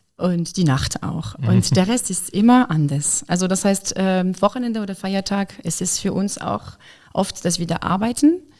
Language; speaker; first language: German; non-native, fluent; French